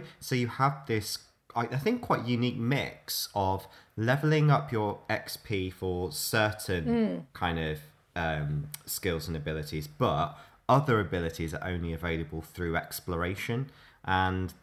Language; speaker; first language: English; native; English